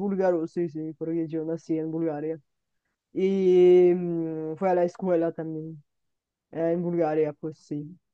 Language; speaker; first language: Spanish; non-native, fluent; Bulgarian